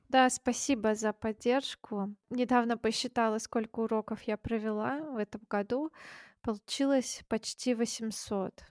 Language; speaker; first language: Russian; native; Russian